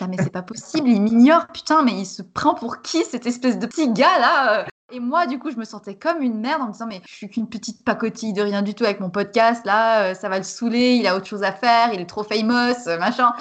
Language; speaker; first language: French; native; French